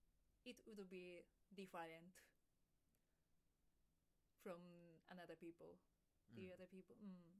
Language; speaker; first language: English; non-native, fluent; Japanese